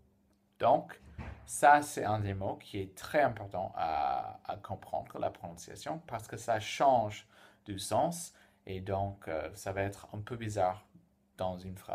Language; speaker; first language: French; non-native, fluent; English